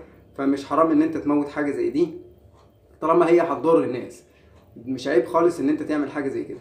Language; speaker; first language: Arabic; native; Arabic